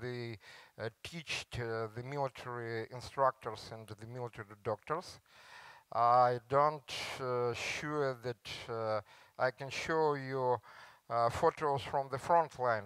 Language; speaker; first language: English; non-native, learner; Ukrainian